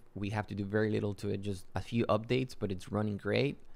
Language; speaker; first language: English; non-native, fluent; Spanish